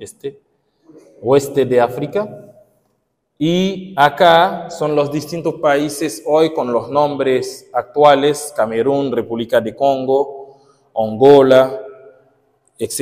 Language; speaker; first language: Spanish; non-native, fluent; Haitian Creole